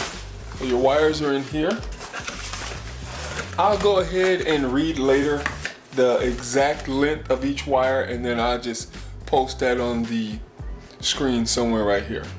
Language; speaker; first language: English; native; English